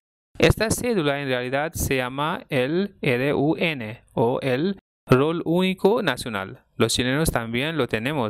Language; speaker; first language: Spanish; non-native, fluent; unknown